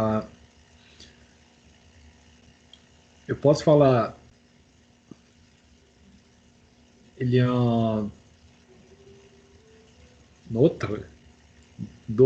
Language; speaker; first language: French; non-native, learner; Portuguese